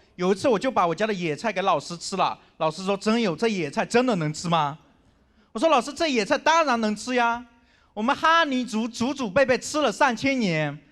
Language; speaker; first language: Chinese; non-native, local second language; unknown